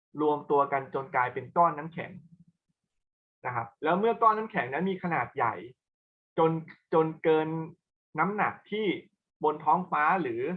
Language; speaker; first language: Thai; native; Thai